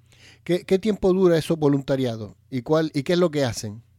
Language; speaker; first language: Spanish; native; Spanish